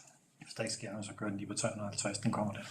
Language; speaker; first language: Danish; native; Danish